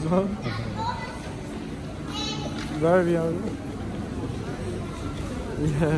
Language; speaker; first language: English; non-native, learner; Turkish